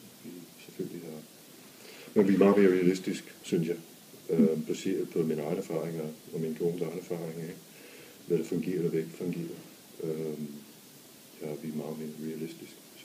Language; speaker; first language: Danish; non-native, fluent; English